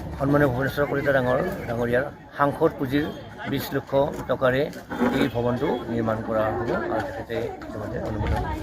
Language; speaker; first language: Assamese; native; Assamese